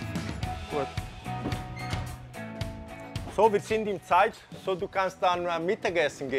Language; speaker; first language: German; non-native, fluent; Italian